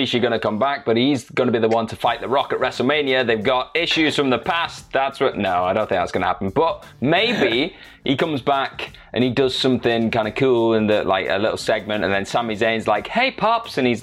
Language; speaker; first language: English; native; English